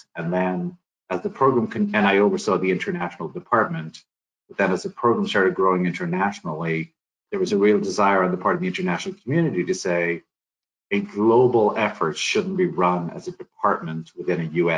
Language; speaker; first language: English; native; English